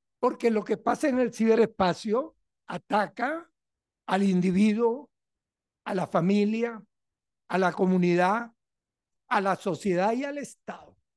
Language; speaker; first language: Spanish; native; Spanish